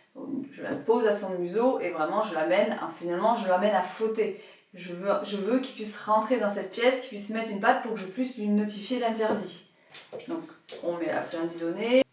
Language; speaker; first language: French; native; French